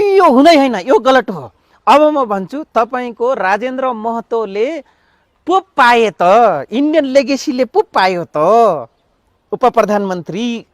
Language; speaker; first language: Nepali; non-native, local second language; Dangaura Tharu